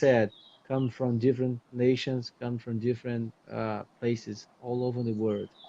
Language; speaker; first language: English; non-native, fluent; Portuguese